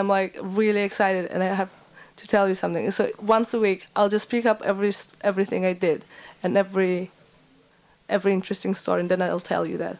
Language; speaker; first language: English; non-native, fluent; Uzbek